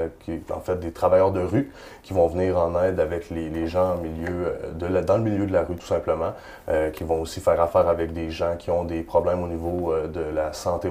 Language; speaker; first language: French; native; French